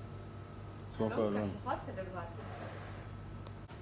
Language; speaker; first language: Russian; native; Russian